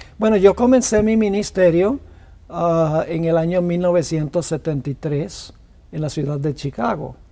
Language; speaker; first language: Spanish; early bilingual, other home language; English